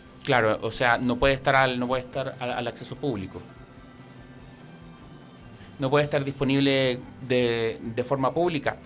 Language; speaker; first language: Spanish; native; Spanish